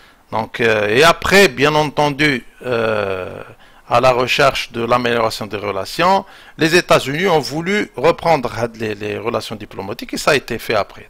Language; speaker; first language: French; non-native, local second language; Arabic